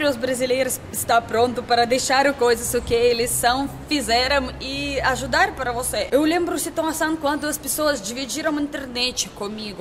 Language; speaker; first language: Portuguese; non-native, learner; Russian